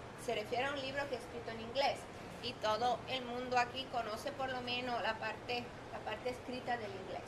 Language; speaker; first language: Spanish; non-native, fluent; Italian